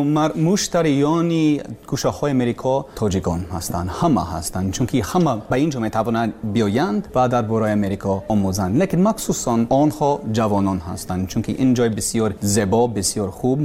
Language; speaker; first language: Persian; non-native, learner; English